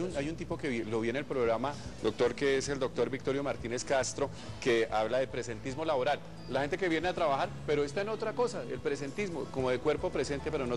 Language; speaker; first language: Spanish; native; Spanish